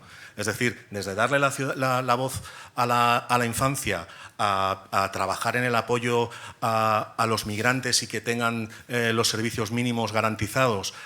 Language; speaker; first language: Spanish; native; Spanish